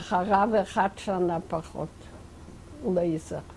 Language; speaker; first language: Hebrew; non-native, fluent; Yiddish